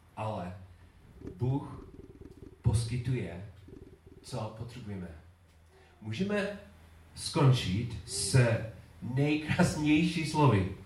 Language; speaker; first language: Czech; non-native, learner; English